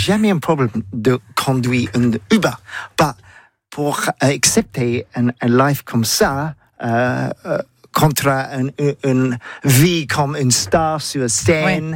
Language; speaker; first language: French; non-native, learner; English